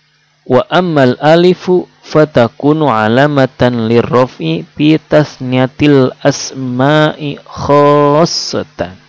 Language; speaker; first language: Arabic; non-native, fluent; Indonesian